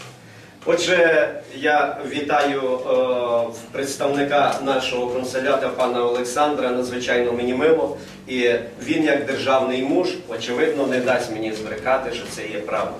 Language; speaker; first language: Ukrainian; native; Ukrainian